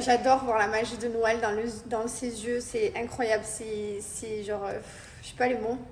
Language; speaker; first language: French; native; French